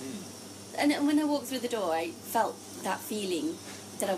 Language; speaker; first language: English; non-native, local second language; Gujarati